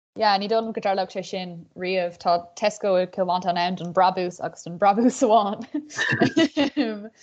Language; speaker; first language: Irish; non-native, local second language; English